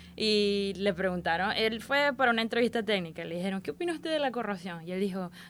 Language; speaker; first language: Spanish; native; Spanish